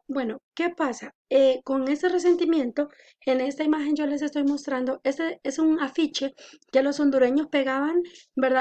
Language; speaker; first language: Spanish; native; Spanish